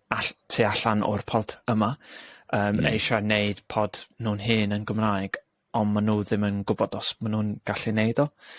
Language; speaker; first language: Welsh; non-native, local second language; English